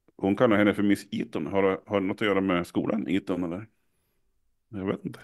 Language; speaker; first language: Swedish; native; Swedish